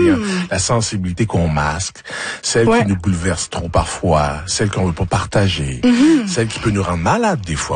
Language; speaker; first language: French; native; French